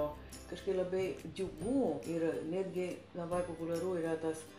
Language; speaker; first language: Lithuanian; non-native, fluent; Spanish